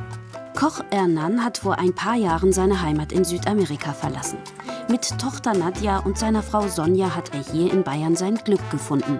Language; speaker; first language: German; native; German